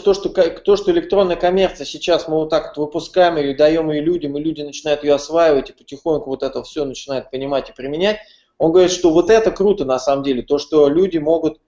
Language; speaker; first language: Russian; native; Russian